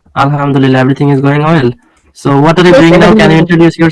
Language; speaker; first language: English; non-native, learner; Bangla